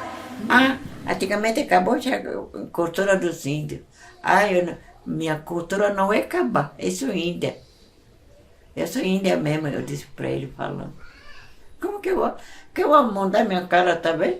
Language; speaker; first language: Portuguese; non-native, local second language; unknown